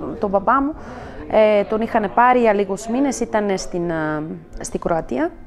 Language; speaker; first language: Greek; non-native, fluent; Serbian